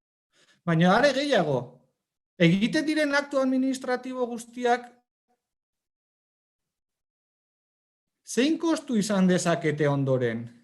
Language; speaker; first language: Basque; native; Basque